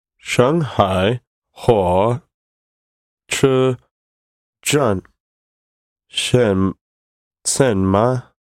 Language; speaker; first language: Chinese; non-native, learner; English